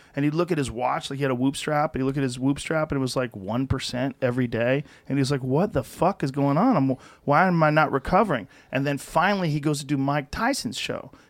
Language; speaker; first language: English; native; English